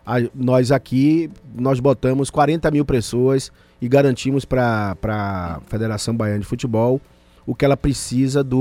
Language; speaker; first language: Portuguese; native; Portuguese